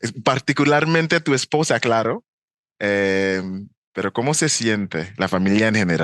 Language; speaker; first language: Spanish; non-native, fluent; English